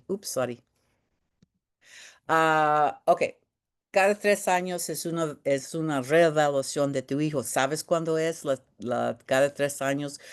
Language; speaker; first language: Spanish; early bilingual, heritage; Spanish